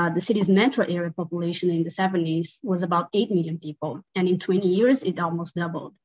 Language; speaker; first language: English; non-native, fluent; Portuguese